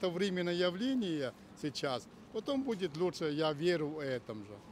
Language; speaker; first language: Russian; non-native, fluent; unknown